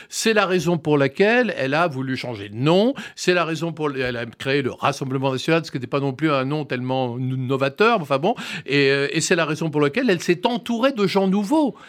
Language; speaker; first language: French; native; French